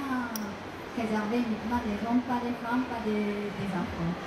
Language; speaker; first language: French; non-native, fluent; Japanese